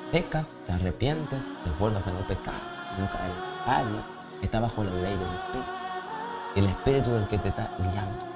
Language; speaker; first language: Spanish; native; Spanish